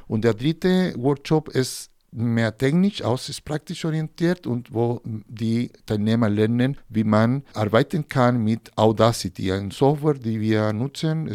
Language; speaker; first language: German; non-native, fluent; Spanish